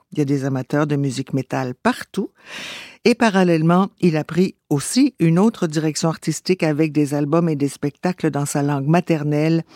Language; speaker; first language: French; native; French